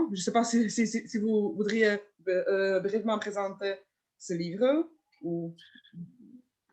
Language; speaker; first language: French; non-native, fluent; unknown